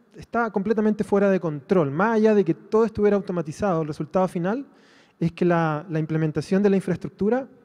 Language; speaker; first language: Spanish; native; Spanish